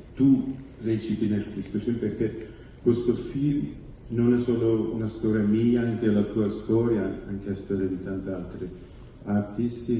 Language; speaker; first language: Italian; non-native, fluent; Persian